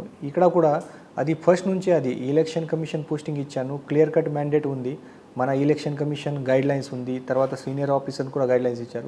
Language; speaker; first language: Telugu; non-native, fluent; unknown